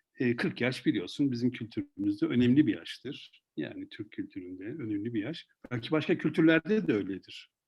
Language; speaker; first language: Turkish; native; Turkish